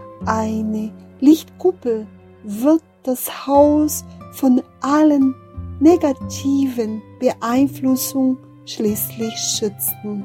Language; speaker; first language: German; non-native, fluent; Portuguese